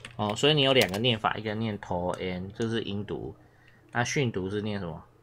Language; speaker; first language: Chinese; native; Chinese